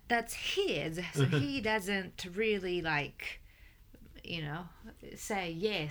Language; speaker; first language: English; non-native, fluent; Japanese